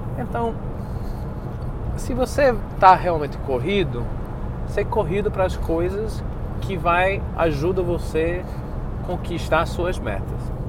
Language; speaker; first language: Portuguese; non-native, fluent; English